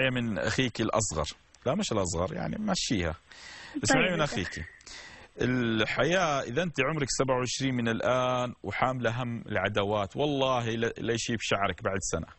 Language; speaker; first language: Arabic; native; Arabic